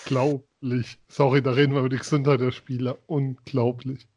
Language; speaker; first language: German; native; German